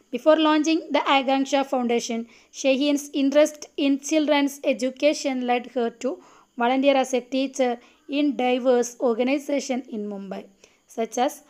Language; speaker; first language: English; non-native, local second language; Malayalam